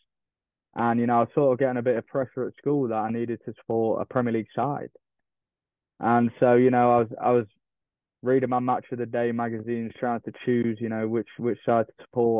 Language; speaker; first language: English; native; English